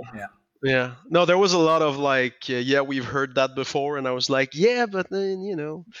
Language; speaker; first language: English; non-native, fluent; French